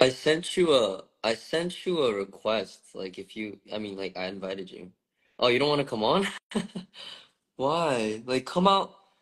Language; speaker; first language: English; early bilingual, other home language; Korean